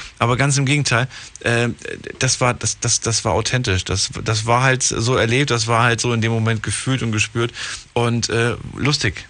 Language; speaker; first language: German; native; German